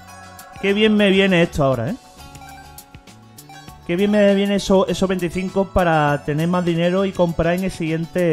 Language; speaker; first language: Spanish; native; Spanish